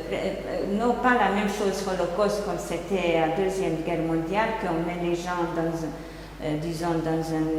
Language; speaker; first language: French; non-native, fluent; Hungarian